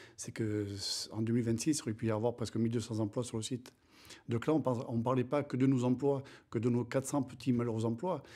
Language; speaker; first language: French; native; French